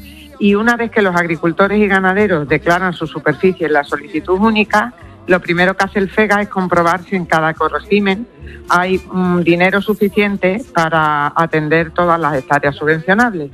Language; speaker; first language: Spanish; native; Spanish